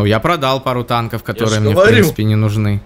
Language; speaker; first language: Russian; native; Russian